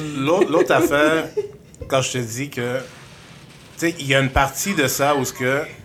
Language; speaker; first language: French; native; French